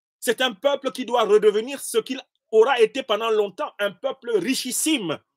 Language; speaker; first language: French; non-native, local second language; Basaa